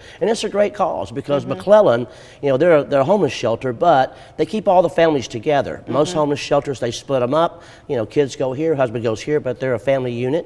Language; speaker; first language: English; native; English